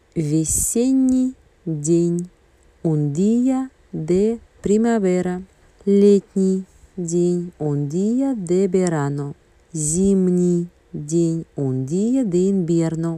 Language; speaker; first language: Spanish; non-native, fluent; Russian